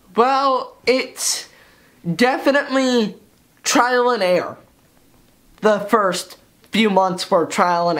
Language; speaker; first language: English; native; English